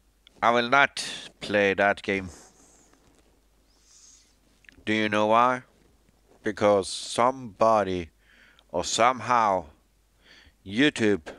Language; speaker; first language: English; non-native, fluent; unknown